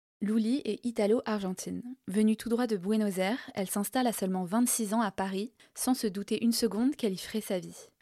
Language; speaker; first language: French; native; French